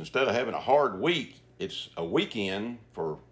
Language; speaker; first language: English; native; English